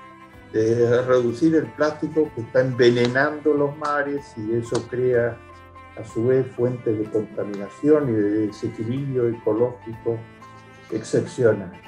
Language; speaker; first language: Spanish; native; Spanish